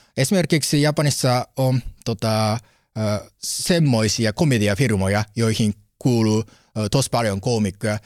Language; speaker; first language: Finnish; non-native, learner; Japanese